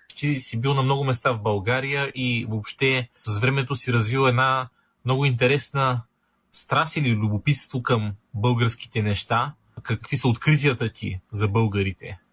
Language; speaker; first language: Bulgarian; native; Bulgarian